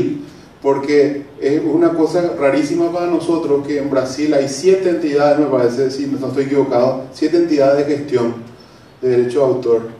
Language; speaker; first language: Spanish; native; Spanish